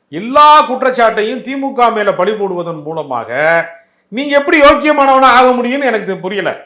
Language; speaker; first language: Tamil; native; Tamil